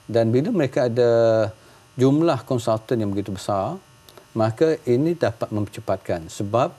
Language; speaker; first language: Malay; native; Malay